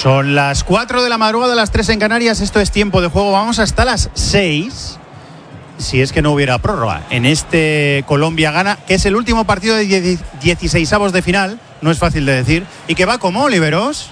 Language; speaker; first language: Spanish; native; Spanish